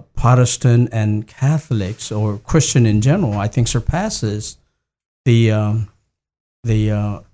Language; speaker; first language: English; non-native, fluent; Korean